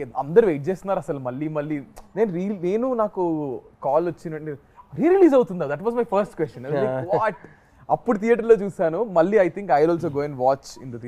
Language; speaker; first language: Telugu; native; Telugu